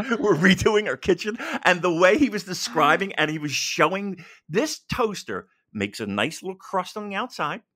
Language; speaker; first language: English; native; English